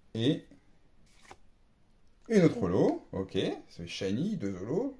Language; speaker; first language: French; native; French